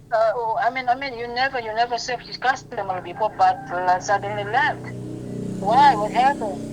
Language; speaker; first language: English; non-native, learner; Indonesian